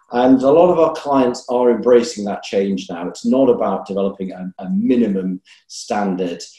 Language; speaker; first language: English; native; English